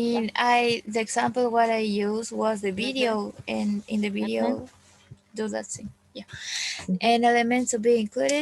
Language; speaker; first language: English; non-native, learner; Spanish